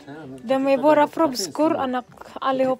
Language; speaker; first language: Swedish; non-native, learner; Cebuano